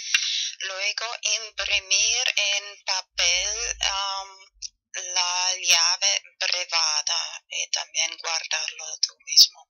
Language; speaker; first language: Spanish; non-native, fluent; German